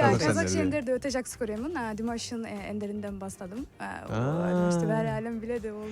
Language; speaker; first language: Kazakh; non-native, learner; Turkish